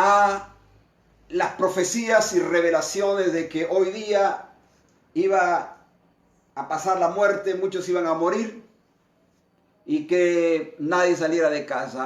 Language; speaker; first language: Spanish; native; Spanish